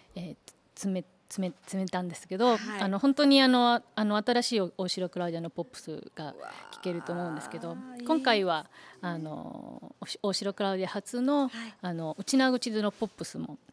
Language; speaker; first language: Japanese; early bilingual, heritage; Spanish